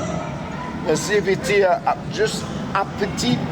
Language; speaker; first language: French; non-native, learner; English